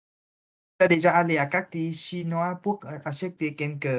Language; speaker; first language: French; non-native, learner; Vietnamese